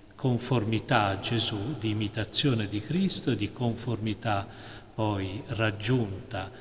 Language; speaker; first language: Italian; native; Italian